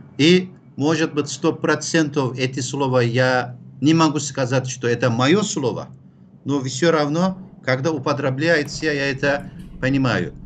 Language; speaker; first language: Russian; non-native, fluent; Turkish